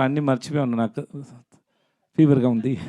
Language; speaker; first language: Telugu; non-native, learner; Tamil